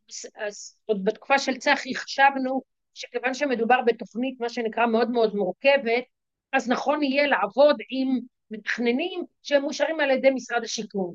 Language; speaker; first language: Hebrew; native; Hebrew